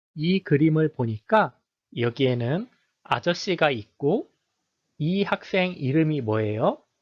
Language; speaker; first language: Korean; native; Korean